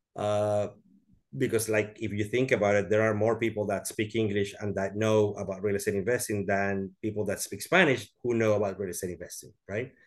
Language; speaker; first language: English; non-native, fluent; Spanish